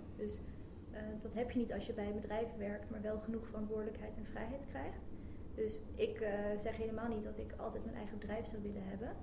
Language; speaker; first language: Dutch; native; Dutch